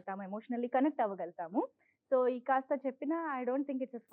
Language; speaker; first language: Telugu; native; Telugu